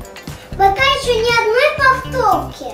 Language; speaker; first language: Russian; native; Russian